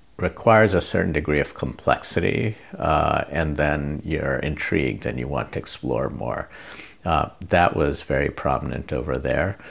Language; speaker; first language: English; non-native, local second language; Bangla